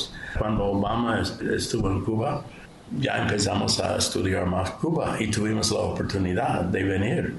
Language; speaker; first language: Spanish; non-native, fluent; English